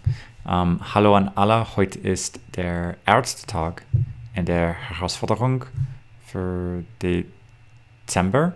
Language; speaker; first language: German; non-native, learner; English